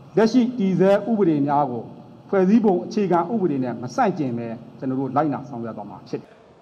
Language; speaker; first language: Burmese; native; Burmese